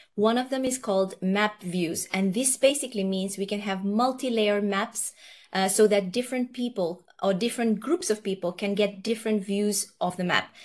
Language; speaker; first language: English; early bilingual, other home language; Nepali